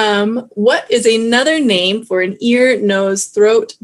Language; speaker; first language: English; native; English